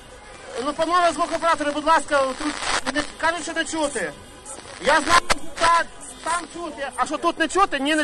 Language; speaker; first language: Ukrainian; native; Ukrainian